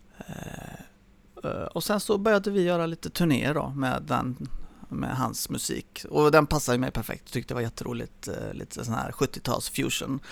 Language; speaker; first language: Swedish; early bilingual, other home language; Spanish